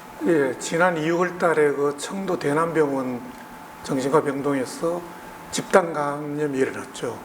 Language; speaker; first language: Korean; native; Korean